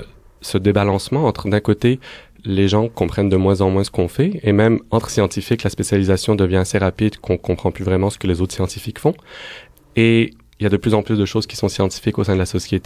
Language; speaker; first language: French; native; French